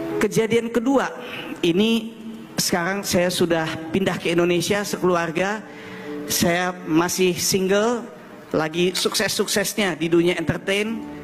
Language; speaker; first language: Indonesian; early bilingual, heritage; German